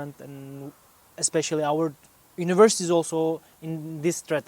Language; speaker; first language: English; non-native, fluent; Uzbek